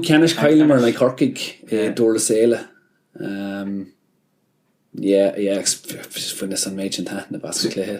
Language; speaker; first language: Irish; non-native, local second language; English